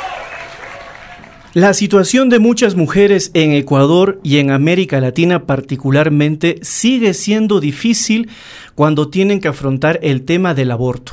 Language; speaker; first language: Spanish; native; Spanish